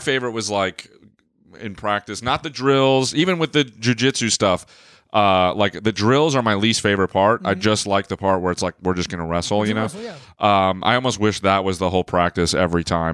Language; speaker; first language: English; native; English